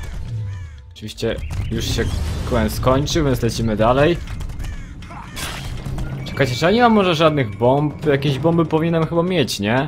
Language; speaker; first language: Polish; native; Polish